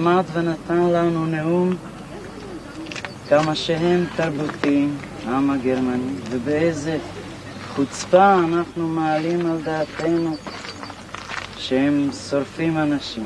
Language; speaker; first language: Hebrew; non-native, fluent; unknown